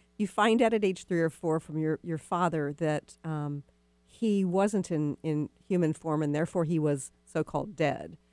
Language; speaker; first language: English; native; English